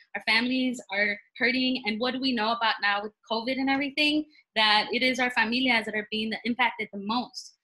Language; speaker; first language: English; early bilingual, other home language; Spanish